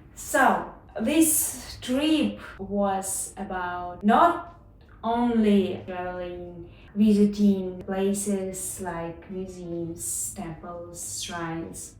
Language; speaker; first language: English; non-native, learner; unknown